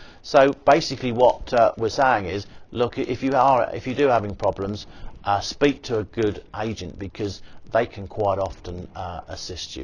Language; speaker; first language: English; native; English